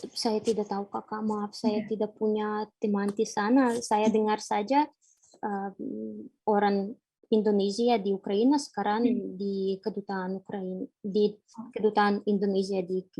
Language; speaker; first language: Indonesian; non-native, fluent; Ukrainian